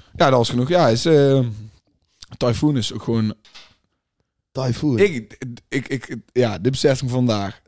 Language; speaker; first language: Dutch; native; Dutch